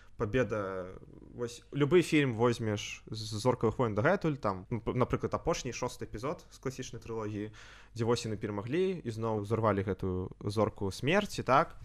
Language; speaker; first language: Belarusian; non-native, local second language; Russian